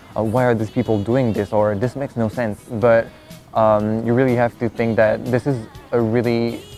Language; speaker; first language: English; non-native, fluent; French